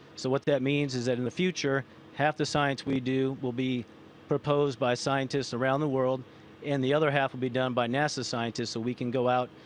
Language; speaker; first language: English; early bilingual, other home language; Spanish